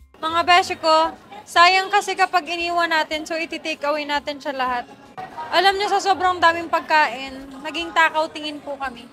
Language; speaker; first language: Filipino; native; Filipino